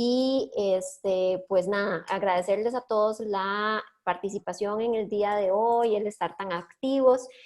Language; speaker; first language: Spanish; native; Spanish